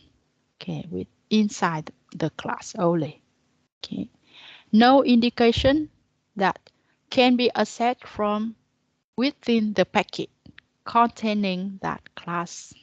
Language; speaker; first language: English; non-native, learner; Vietnamese